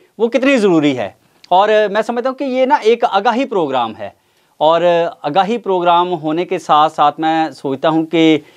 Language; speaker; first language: Urdu; non-native, local second language; Punjabi